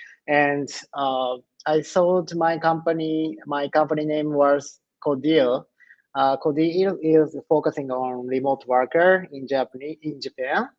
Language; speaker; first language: English; non-native, learner; Japanese